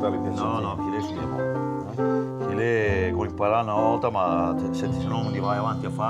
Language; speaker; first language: Italian; native; Italian